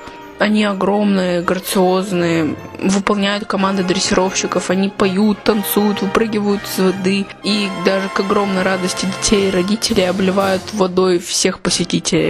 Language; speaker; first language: Russian; native; Russian